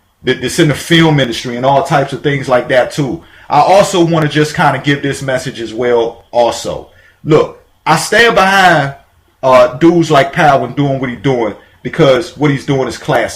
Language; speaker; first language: English; native; English